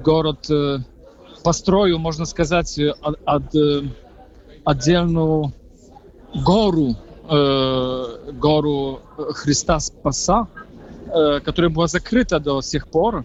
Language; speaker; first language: Russian; non-native, fluent; Polish